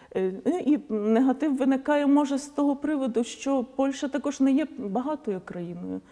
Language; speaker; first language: Ukrainian; non-native, local second language; Polish